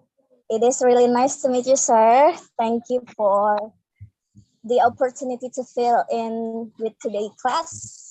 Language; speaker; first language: English; non-native, learner; Indonesian